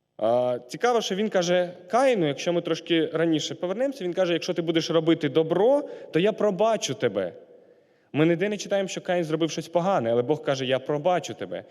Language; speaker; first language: Ukrainian; non-native, local second language; Russian